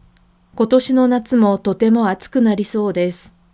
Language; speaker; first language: Japanese; non-native, fluent; Korean